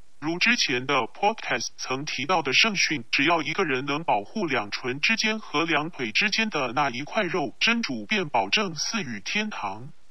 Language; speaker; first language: Chinese; non-native, local second language; Cantonese